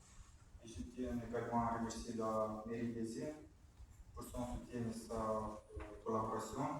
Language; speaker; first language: French; non-native, fluent; Romanian